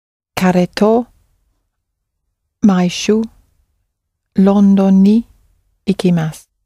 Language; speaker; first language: Japanese; non-native, learner; English